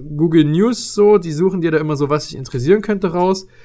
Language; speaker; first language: German; native; German